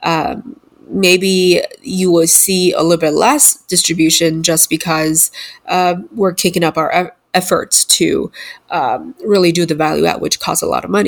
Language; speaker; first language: English; non-native, fluent; Chinese